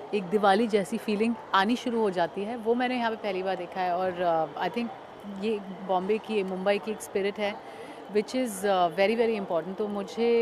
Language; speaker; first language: Hindi; native; Hindi